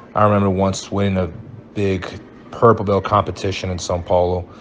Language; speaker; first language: English; early bilingual, other home language; Portuguese